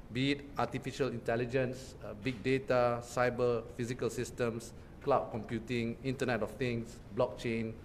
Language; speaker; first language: English; non-native, local second language; Malay